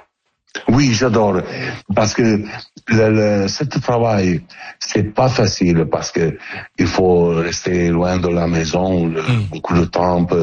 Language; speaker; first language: French; non-native, learner; Italian